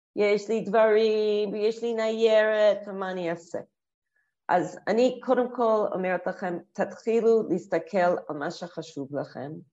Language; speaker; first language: Hebrew; non-native, fluent; English